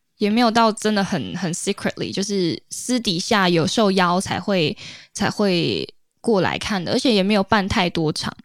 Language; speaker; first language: Chinese; native; Chinese